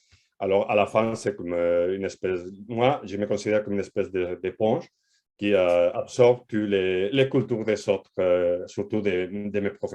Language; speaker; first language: French; non-native, fluent; Spanish